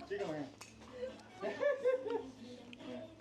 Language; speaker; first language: Korean; native; Korean